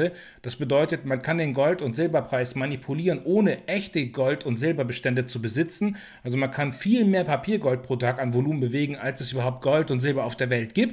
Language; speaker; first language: German; native; German